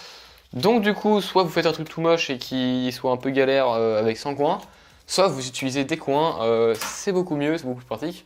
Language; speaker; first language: French; native; French